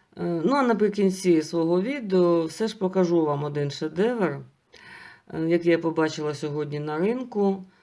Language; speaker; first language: Ukrainian; non-native, local second language; Russian